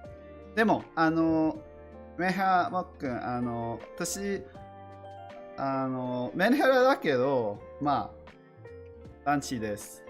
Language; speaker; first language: Japanese; non-native, learner; English